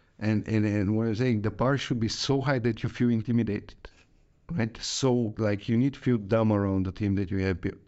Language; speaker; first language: English; non-native, fluent; Bulgarian